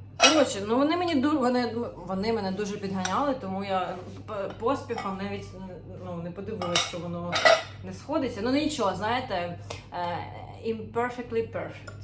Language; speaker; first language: Ukrainian; non-native, local second language; Russian